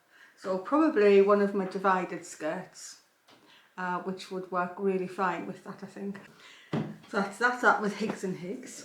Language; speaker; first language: English; native; English